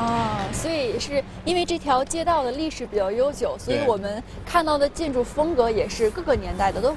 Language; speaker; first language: Chinese; native; Chinese